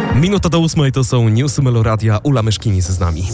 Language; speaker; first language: Polish; native; Polish